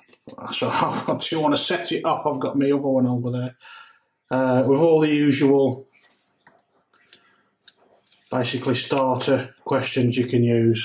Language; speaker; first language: English; native; English